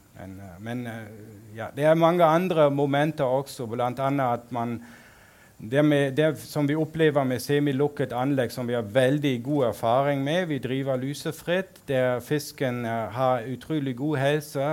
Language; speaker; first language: Norwegian; non-native, fluent; German